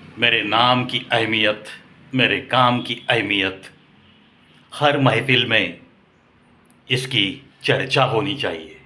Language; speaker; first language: Hindi; non-native, local second language; Marathi